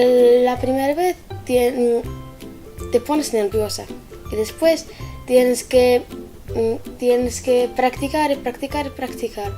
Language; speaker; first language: Spanish; non-native, learner; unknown